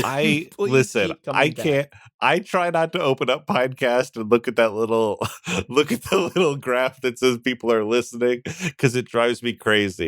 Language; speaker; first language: English; native; English